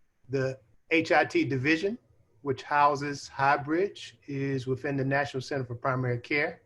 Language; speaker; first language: English; native; English